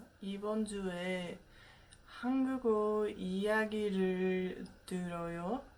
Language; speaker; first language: Korean; non-native, learner; English